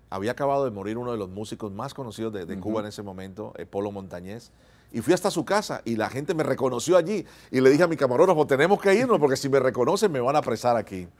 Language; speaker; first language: Spanish; native; Spanish